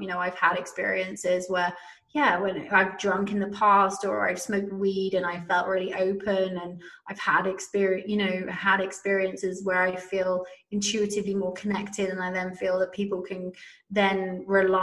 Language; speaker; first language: English; native; English